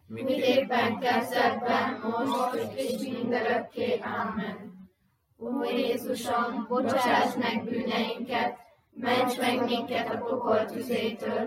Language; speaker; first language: Hungarian; native; Hungarian